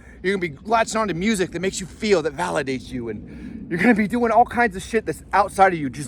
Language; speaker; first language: English; native; English